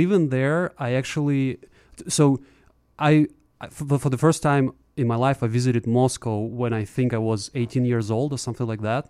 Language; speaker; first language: English; non-native, fluent; Russian